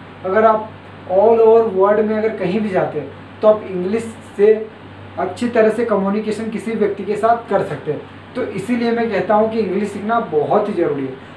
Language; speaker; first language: Hindi; native; Hindi